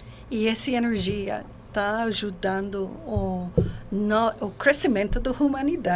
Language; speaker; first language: Portuguese; non-native, learner; English